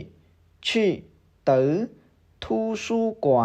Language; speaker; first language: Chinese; non-native, fluent; Khmer